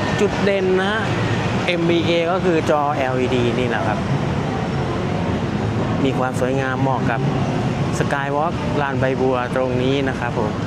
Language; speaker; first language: Thai; native; Thai